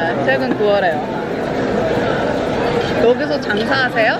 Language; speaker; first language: Korean; early bilingual, heritage; Korean